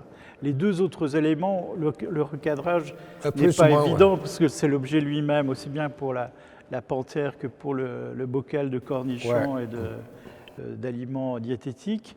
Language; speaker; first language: French; native; French